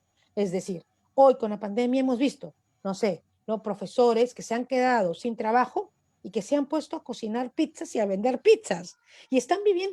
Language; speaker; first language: Spanish; native; Spanish